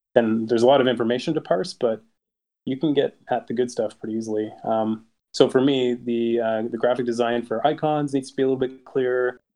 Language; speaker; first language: English; native; English